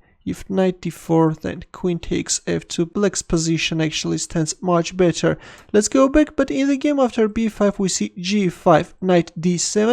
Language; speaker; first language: English; non-native, fluent; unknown